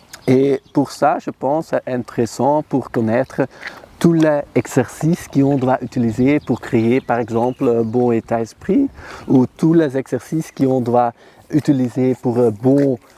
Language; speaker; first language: French; non-native, learner; Dutch